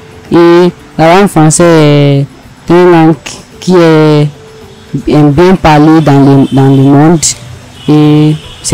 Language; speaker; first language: French; non-native, learner; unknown